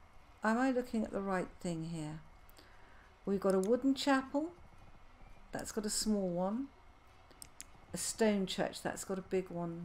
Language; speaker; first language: English; native; English